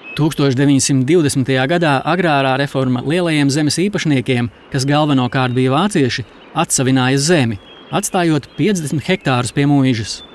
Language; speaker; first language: Latvian; native; Latvian